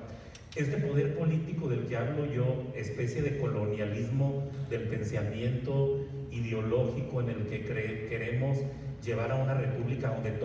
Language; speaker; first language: Spanish; native; Spanish